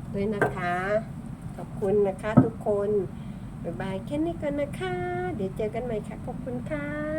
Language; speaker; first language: Thai; non-native, local second language; Northern Khmer